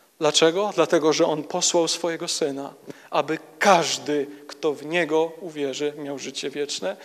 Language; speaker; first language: Polish; native; Polish